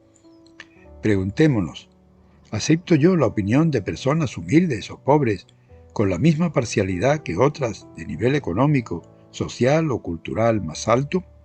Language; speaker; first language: Spanish; native; Spanish